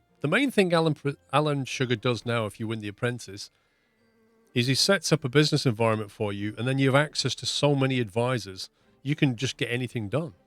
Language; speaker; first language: English; native; English